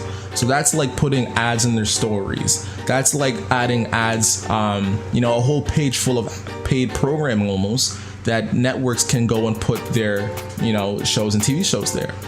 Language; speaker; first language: English; native; English